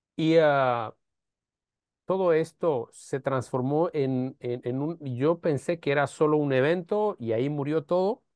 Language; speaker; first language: Spanish; non-native, fluent; Romanian